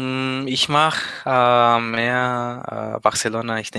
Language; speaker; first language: German; non-native, learner; Spanish